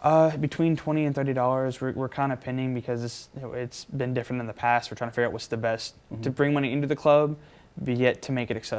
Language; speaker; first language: English; native; English